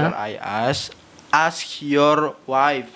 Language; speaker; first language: English; non-native, learner; Indonesian